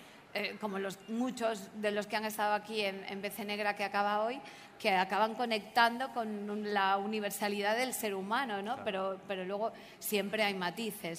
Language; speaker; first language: Spanish; native; Spanish